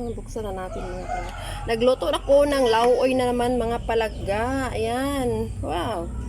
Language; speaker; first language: Filipino; non-native, local second language; Cebuano